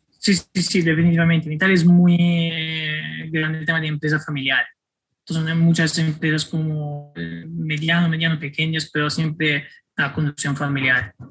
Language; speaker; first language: Spanish; non-native, fluent; Italian